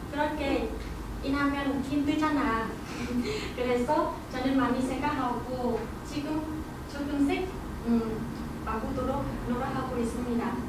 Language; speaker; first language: Korean; non-native, learner; Vietnamese